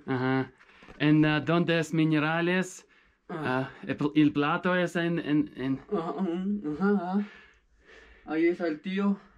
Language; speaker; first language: Spanish; non-native, learner; English